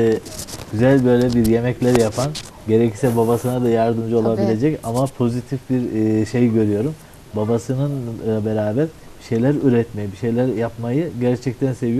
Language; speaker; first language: Turkish; native; Turkish